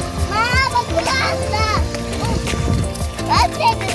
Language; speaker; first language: Russian; early bilingual, other home language; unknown